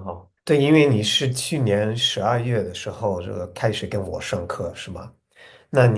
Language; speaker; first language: Chinese; non-native, fluent; English